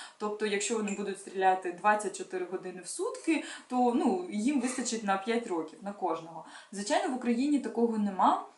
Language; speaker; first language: Ukrainian; non-native, local second language; Russian